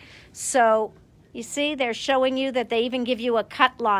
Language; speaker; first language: English; native; English